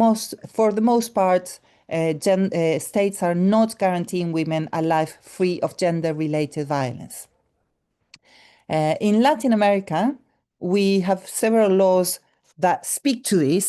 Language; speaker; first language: English; non-native, fluent; Spanish